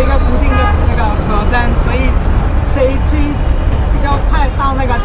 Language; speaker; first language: Chinese; non-native, learner; Bangla